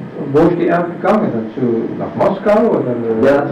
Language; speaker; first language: German; non-native, fluent; English